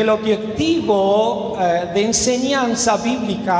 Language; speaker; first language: Spanish; non-native, learner; Romanian